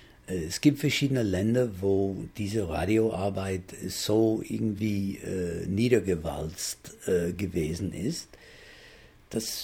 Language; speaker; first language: German; non-native, fluent; English